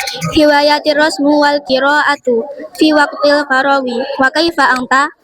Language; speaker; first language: Arabic; non-native, learner; Indonesian